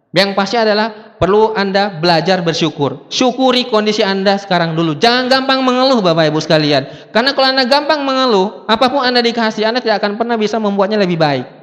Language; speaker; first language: Indonesian; non-native, local second language; Buginese